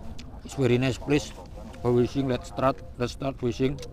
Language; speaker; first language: English; non-native, learner; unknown